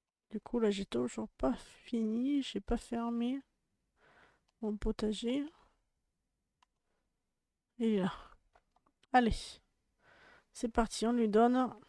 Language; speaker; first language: French; native; French